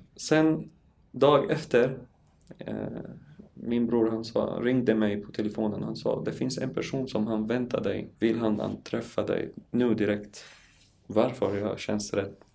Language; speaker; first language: Swedish; non-native, learner; Arabic